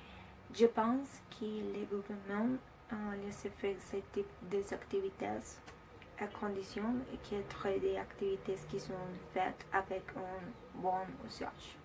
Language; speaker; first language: French; non-native, learner; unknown